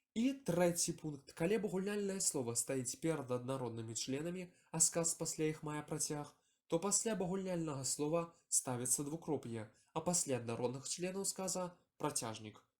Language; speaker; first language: Belarusian; non-native, local second language; Russian